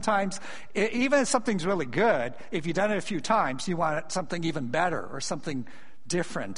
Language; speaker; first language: English; native; English